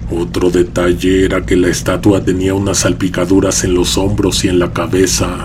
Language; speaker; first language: Spanish; native; Spanish